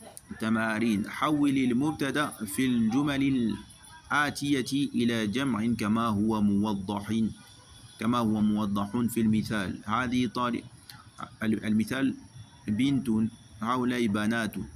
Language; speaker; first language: Arabic; non-native, fluent; French